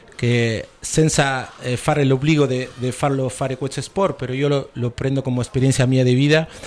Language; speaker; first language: Italian; non-native, learner; Spanish